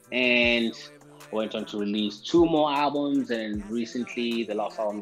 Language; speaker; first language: English; non-native, local second language; Zulu